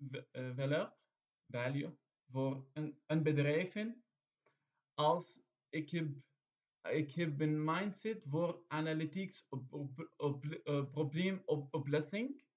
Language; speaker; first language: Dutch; non-native, learner; Arabic